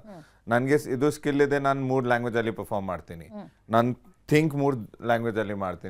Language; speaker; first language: Kannada; non-native, local second language; Punjabi